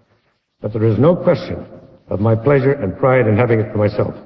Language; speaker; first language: English; native; English